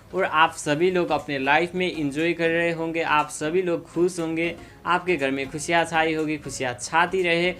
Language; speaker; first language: Hindi; non-native, fluent; Nepali